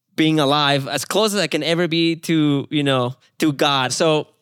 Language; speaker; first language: English; non-native, fluent; Spanish